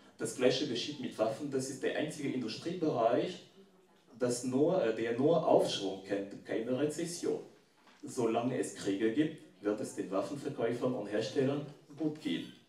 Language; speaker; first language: German; non-native, fluent; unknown